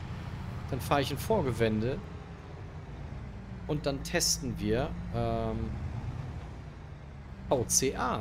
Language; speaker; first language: German; native; German